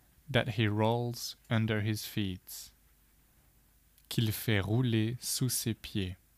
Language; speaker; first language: French; native; French